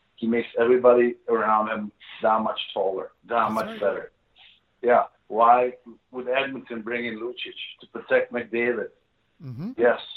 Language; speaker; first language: English; non-native, fluent; Czech